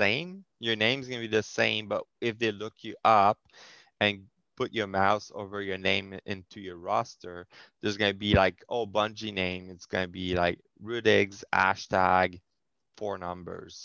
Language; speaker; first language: English; non-native, fluent; French